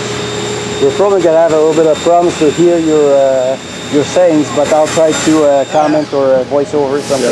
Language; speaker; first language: English; non-native, local second language; French